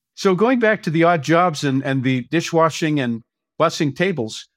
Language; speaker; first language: English; native; English